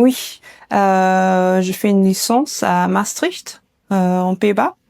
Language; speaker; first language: French; non-native, learner; German